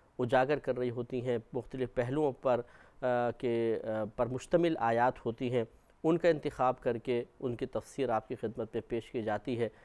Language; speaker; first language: Urdu; native; Urdu